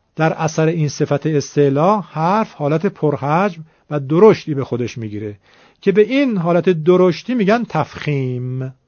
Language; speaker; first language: Persian; native; Persian